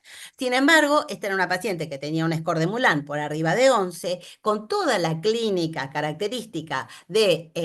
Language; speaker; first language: Spanish; native; Spanish